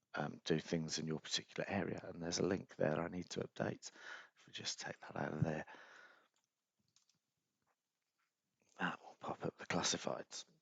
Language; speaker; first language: English; native; English